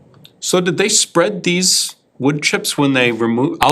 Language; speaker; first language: English; native; English